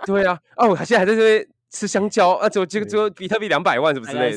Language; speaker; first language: Chinese; native; Chinese